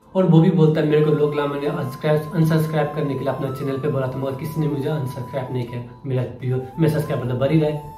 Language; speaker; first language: Hindi; non-native, local second language; Nepali